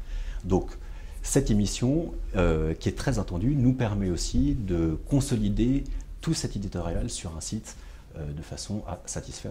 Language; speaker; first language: French; native; French